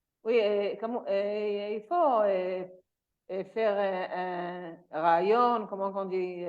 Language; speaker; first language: French; non-native, learner; Hebrew